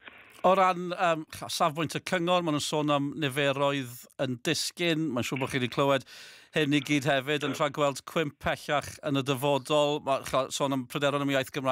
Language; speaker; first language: Welsh; native; Welsh